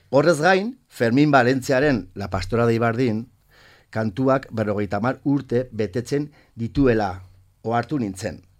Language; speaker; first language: Basque; non-native, local second language; Spanish